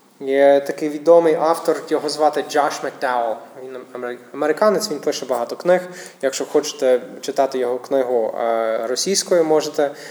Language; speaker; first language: Ukrainian; non-native, fluent; English